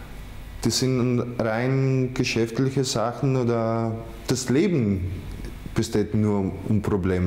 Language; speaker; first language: German; non-native, fluent; Greek